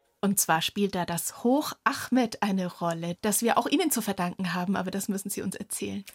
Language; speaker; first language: German; native; German